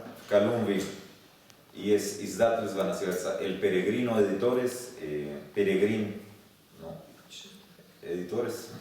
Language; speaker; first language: Russian; non-native, learner; Spanish